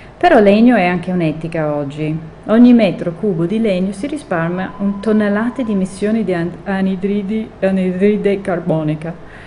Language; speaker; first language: Italian; non-native, fluent; English